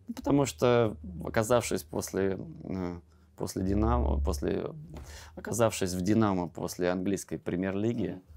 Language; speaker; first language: Russian; native; Russian